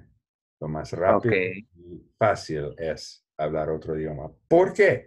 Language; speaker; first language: Spanish; non-native, learner; English